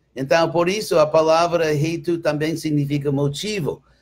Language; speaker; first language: Portuguese; non-native, fluent; English